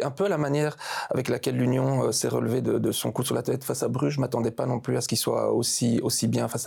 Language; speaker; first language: French; native; French